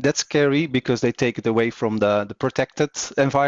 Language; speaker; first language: English; non-native, fluent; Dutch